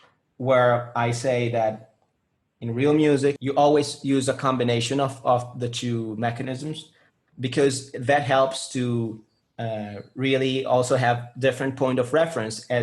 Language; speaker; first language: English; non-native, fluent; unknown